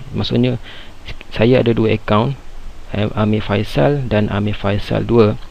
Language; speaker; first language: Malay; native; Malay